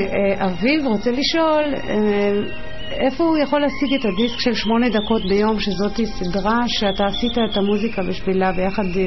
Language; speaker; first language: Hebrew; native; Hebrew